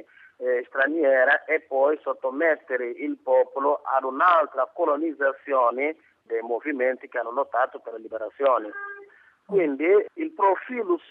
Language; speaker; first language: Italian; non-native, fluent; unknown